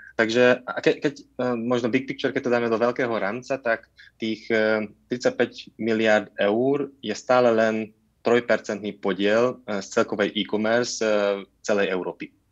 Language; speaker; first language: Slovak; non-native, local second language; Hungarian